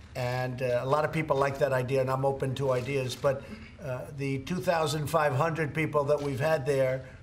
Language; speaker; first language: English; native; English